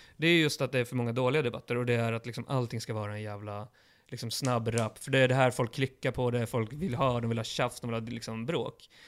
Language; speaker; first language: Swedish; early bilingual, other home language; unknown